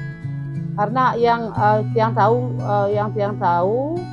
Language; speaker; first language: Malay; non-native, local second language; Balinese